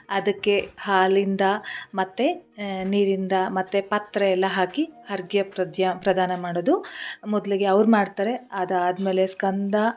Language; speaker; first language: Kannada; native; Kannada